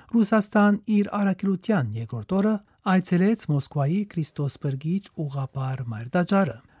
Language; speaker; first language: Armenian; early bilingual, heritage; Armenian